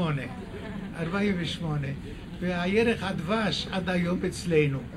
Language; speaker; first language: Hebrew; non-native, fluent; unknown